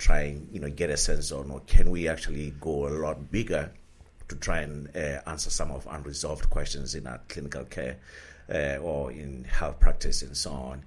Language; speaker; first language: English; non-native, local second language; Southern Sotho